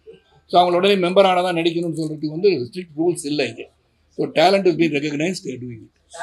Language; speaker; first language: Tamil; native; Tamil